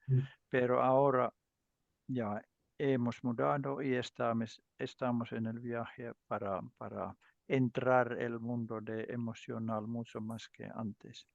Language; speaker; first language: Spanish; non-native, learner; Finnish